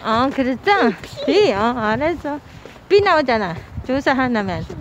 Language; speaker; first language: Korean; non-native, learner; Filipino